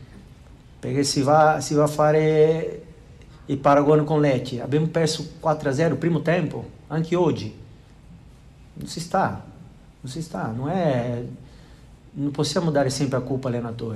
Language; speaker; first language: Italian; non-native, fluent; Portuguese